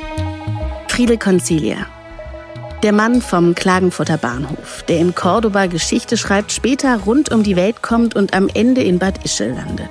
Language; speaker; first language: German; native; German